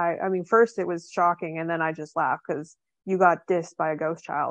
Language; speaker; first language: English; native; English